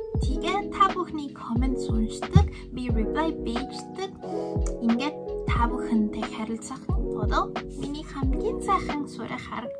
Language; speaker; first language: Mongolian; non-native, learner; Korean